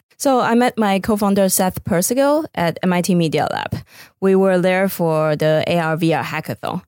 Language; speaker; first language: English; non-native, fluent; Chinese